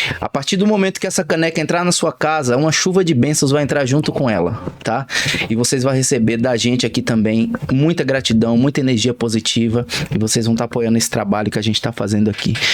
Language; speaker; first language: Portuguese; native; Portuguese